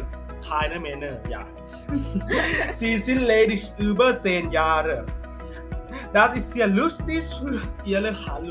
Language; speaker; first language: German; non-native, learner; Thai